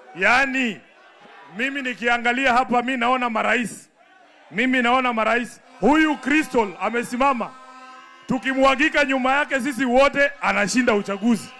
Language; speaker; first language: Swahili; non-native, local second language; Luyia